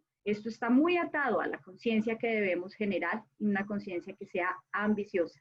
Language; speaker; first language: Spanish; native; Spanish